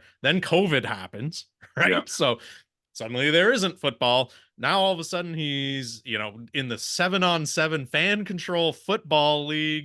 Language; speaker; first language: English; native; English